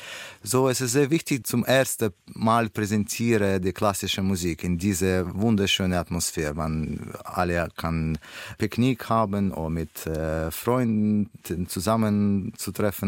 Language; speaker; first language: German; non-native, learner; Russian